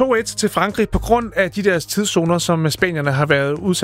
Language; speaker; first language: Danish; native; Danish